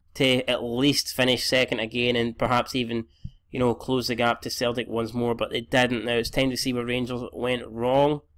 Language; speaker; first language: English; native; English